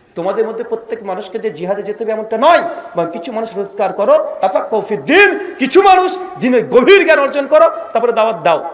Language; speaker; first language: Bangla; native; Bangla